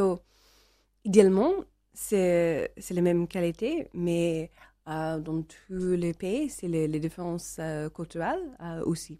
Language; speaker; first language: French; non-native, learner; English